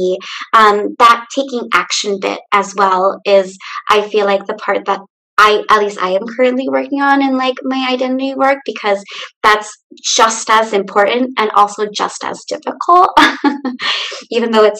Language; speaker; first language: English; early bilingual, other home language; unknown